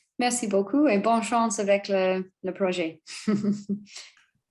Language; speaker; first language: French; non-native, learner; English